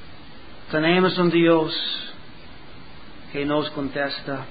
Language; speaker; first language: Spanish; non-native, learner; English